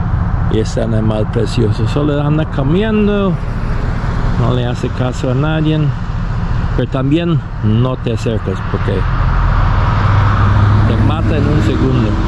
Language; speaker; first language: Spanish; non-native, fluent; English